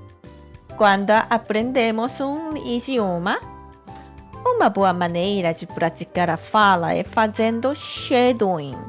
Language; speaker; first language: Portuguese; non-native, fluent; Korean